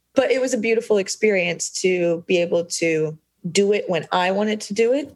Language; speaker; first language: English; native; English